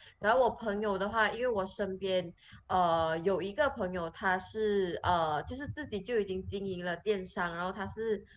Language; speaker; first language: Chinese; native; Chinese